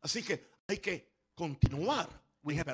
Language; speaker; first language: Spanish; native; Spanish